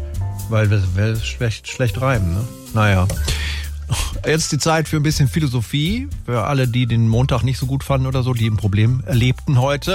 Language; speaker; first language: German; native; German